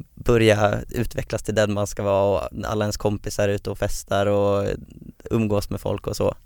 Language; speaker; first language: Swedish; native; Swedish